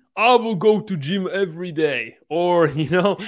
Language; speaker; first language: English; non-native, fluent; Czech